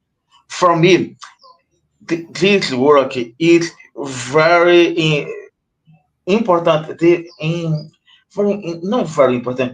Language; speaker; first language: English; non-native, learner; Portuguese